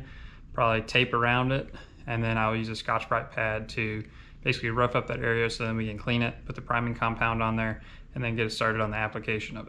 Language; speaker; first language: English; native; English